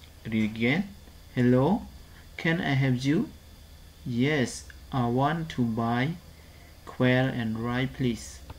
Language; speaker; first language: English; non-native, fluent; Khmer